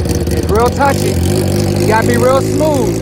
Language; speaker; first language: English; native; English